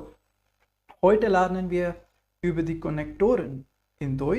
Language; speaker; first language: German; non-native, fluent; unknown